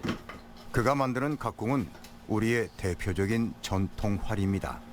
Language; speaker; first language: Korean; native; Korean